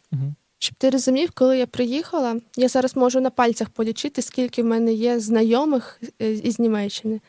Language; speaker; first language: Ukrainian; native; Ukrainian